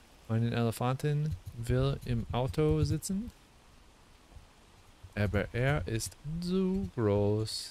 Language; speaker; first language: German; non-native, learner; English